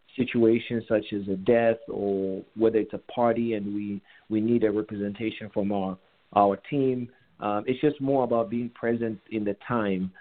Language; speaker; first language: English; non-native, local second language; Bemba